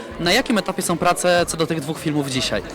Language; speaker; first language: Polish; native; Polish